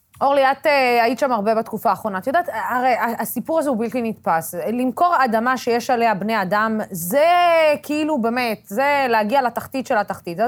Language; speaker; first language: Hebrew; non-native, local second language; Arabic